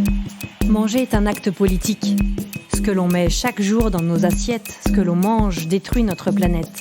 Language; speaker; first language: French; native; French